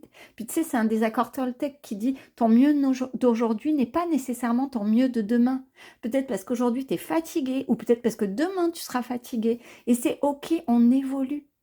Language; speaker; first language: French; native; French